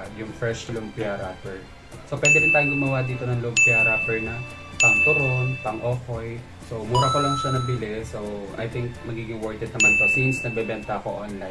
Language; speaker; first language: Filipino; native; Filipino